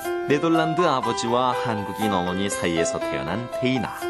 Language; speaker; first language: Korean; native; Korean